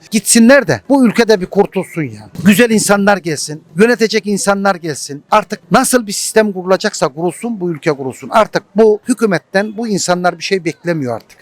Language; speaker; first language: Turkish; early bilingual, heritage; Turkish